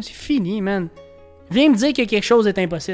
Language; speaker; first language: French; native; French